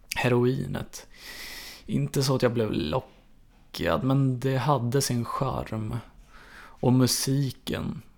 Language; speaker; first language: Swedish; native; Swedish